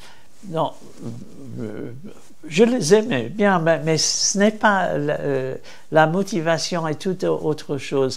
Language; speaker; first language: French; non-native, fluent; English